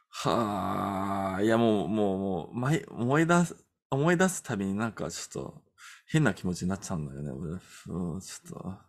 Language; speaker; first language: Japanese; non-native, fluent; English